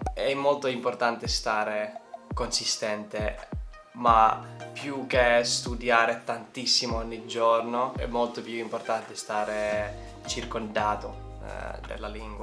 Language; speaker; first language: Italian; non-native, learner; Finnish